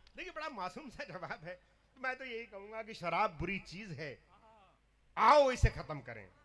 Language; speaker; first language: Hindi; non-native, local second language; Punjabi